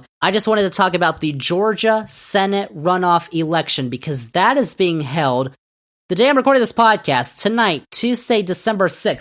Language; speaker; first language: English; native; English